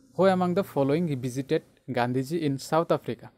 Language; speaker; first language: English; non-native, local second language; Bangla